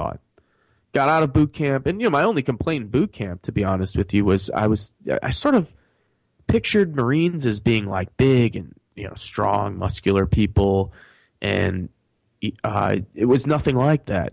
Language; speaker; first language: English; native; English